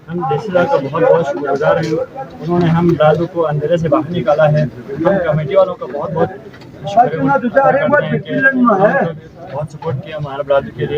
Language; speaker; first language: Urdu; non-native, local second language; Balti